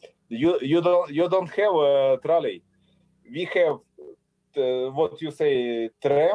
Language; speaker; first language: English; non-native, learner; Ukrainian